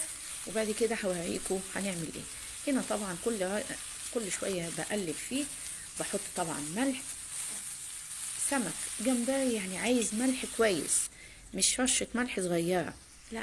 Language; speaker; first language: Arabic; native; Arabic